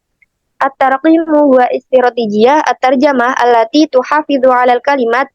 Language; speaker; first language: Arabic; non-native, learner; Indonesian